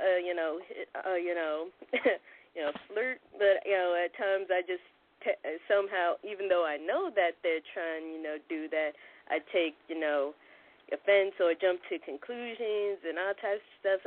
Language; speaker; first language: English; native; English